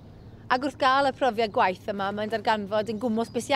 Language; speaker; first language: Welsh; native; Welsh